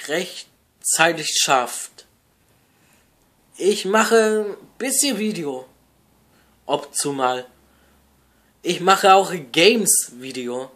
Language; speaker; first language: German; non-native, learner; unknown